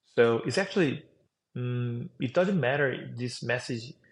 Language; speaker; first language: English; non-native, fluent; Korean